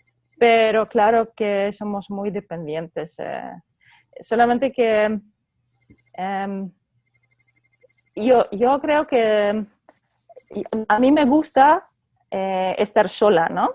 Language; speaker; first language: Spanish; non-native, fluent; Polish